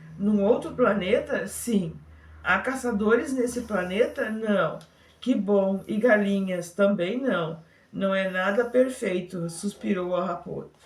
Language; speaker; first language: Portuguese; native; Portuguese